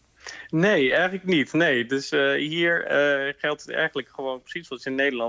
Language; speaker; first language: Dutch; native; Dutch